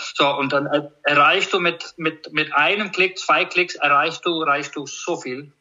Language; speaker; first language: German; non-native, fluent; Icelandic